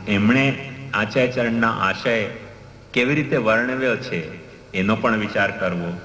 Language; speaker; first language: Gujarati; non-native, local second language; Hindi